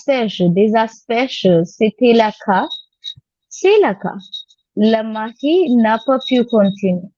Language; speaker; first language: French; non-native, learner; Hindi